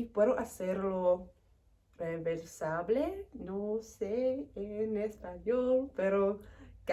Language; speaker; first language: Spanish; non-native, learner; English